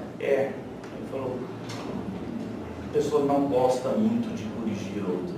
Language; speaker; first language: Portuguese; non-native, fluent; Slovenian